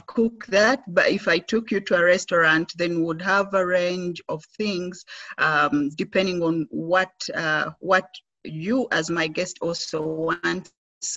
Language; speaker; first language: English; non-native, local second language; Ganda